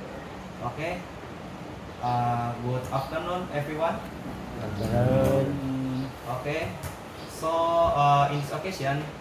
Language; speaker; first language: English; non-native, learner; Indonesian